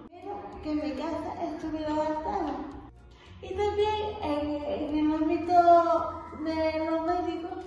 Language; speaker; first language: Spanish; native; Spanish